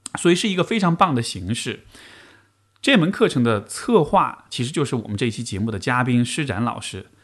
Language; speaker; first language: Chinese; native; Chinese